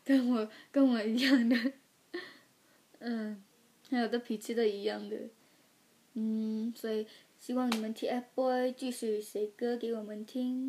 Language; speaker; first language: Chinese; early bilingual, heritage; Chinese